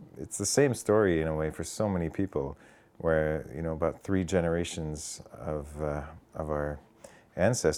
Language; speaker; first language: English; native; English